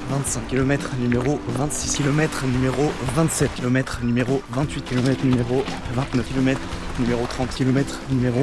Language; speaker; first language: French; native; French